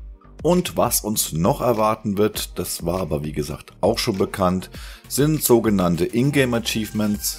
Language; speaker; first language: German; native; German